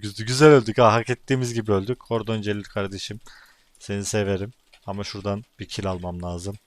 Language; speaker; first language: Turkish; native; Turkish